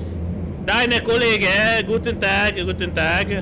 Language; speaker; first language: German; non-native, learner; Hungarian